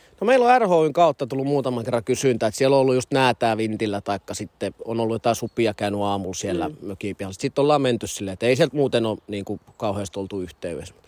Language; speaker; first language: Finnish; native; Finnish